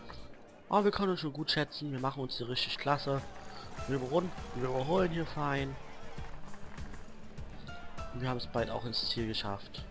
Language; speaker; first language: German; native; German